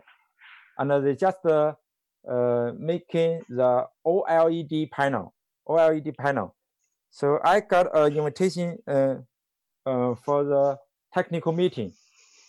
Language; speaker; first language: English; non-native, learner; Chinese